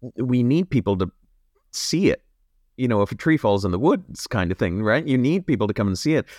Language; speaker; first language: English; native; English